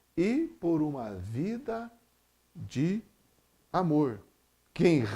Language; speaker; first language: Portuguese; native; Portuguese